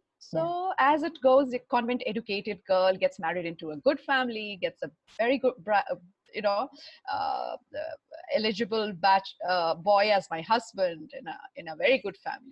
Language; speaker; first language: English; non-native, local second language; Hindi